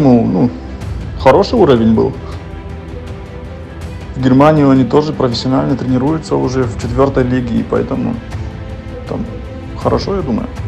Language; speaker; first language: Russian; early bilingual, heritage; German